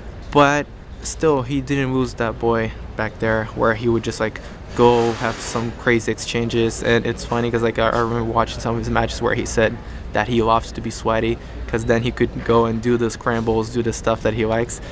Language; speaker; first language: English; non-native, fluent; Portuguese